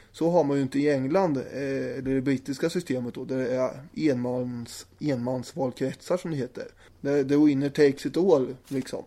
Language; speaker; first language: Swedish; native; Swedish